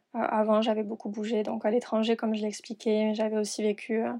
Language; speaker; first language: French; native; French